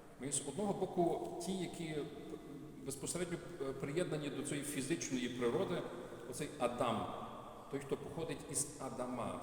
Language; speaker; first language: Ukrainian; native; Ukrainian